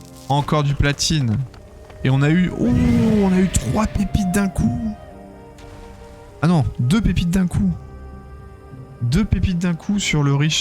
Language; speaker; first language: French; native; French